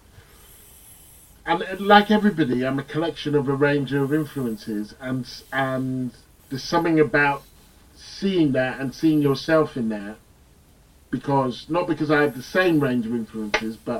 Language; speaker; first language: English; native; English